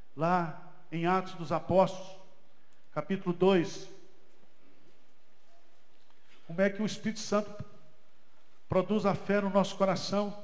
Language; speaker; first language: Portuguese; native; Portuguese